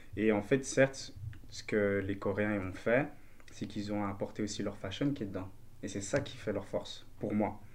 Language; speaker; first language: French; native; French